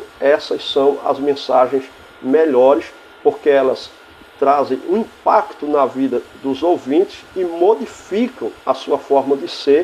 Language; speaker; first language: Portuguese; native; Portuguese